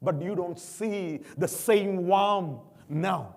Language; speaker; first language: English; non-native, local second language; Malayalam